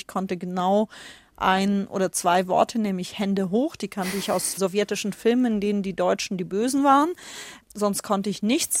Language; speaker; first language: German; early bilingual, other home language; Russian